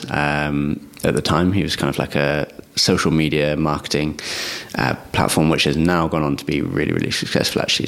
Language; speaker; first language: English; native; English